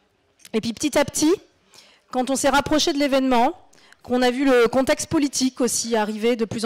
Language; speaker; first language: French; native; French